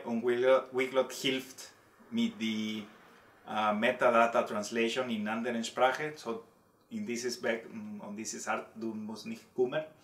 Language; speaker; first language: German; non-native, learner; Spanish